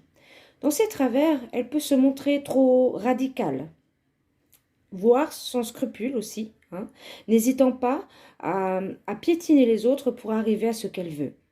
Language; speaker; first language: French; native; French